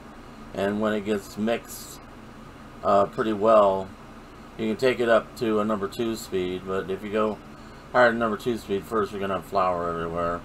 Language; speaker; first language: English; native; English